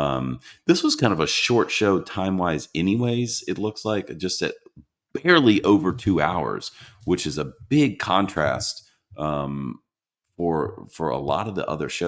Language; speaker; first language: English; native; English